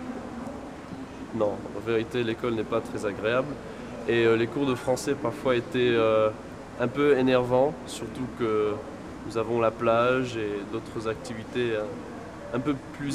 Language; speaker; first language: French; non-native, fluent; English